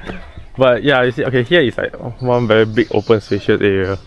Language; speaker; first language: English; non-native, local second language; Chinese